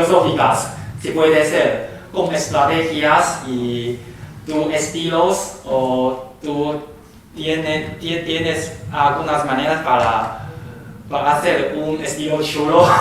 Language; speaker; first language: Spanish; non-native, fluent; Chinese